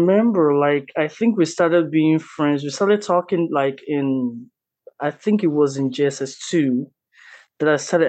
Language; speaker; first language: English; non-native, local second language; Igbo